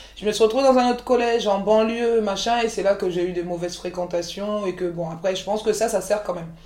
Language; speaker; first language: French; early bilingual, other home language; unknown